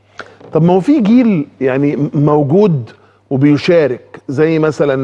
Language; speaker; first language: Arabic; native; Arabic